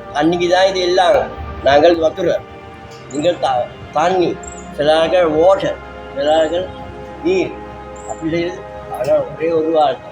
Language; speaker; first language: Tamil; non-native, local second language; Sinhala